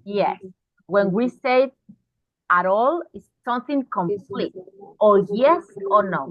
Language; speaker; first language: English; non-native, fluent; Spanish